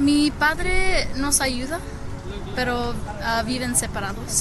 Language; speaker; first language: Spanish; early bilingual, heritage; Spanish